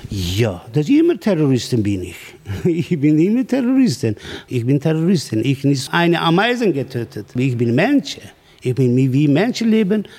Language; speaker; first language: German; non-native, learner; Kurdish